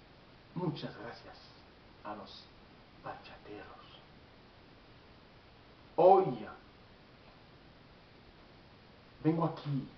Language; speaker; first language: Spanish; non-native, learner; Haitian Creole